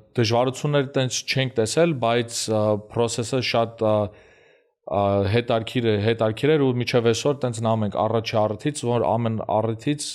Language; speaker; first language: Armenian; early bilingual, heritage; Armenian